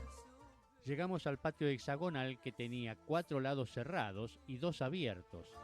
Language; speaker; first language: Spanish; native; Spanish